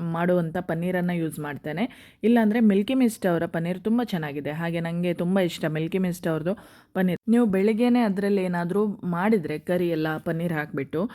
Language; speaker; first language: Kannada; non-native, local second language; Konkani